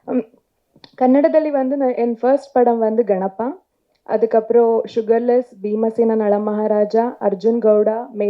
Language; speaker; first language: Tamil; non-native, learner; Kannada